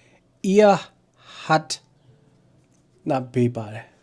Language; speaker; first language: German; non-native, fluent; Burmese